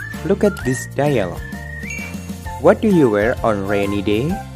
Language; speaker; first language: English; non-native, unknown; Indonesian